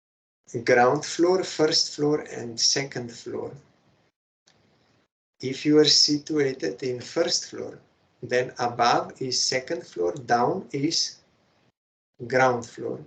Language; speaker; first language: English; non-native, fluent; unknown